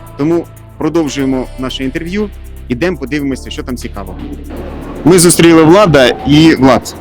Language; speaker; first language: Ukrainian; native; Ukrainian